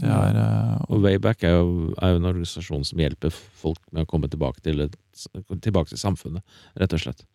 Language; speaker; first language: Norwegian; native; Norwegian